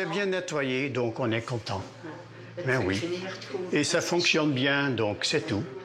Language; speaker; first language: French; non-native, fluent; Dutch